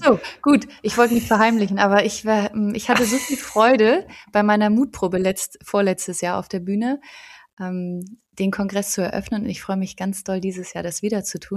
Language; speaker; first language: German; native; German